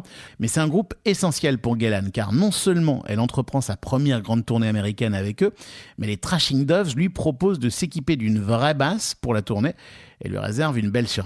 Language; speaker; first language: French; native; French